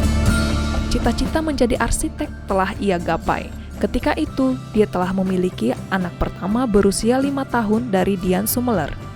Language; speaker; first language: Indonesian; native; Indonesian